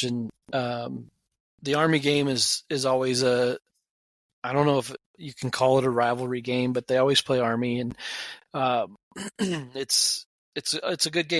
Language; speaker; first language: English; native; English